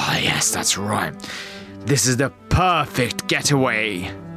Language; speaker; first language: English; native; English